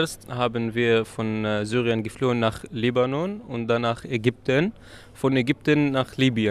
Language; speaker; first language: German; non-native, learner; Arabic